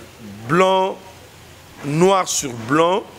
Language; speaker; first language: French; non-native, local second language; Lingala